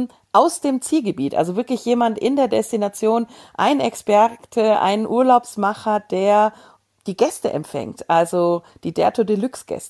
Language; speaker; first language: German; native; German